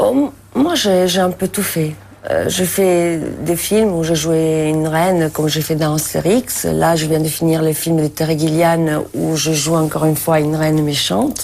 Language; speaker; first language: French; non-native, fluent; Italian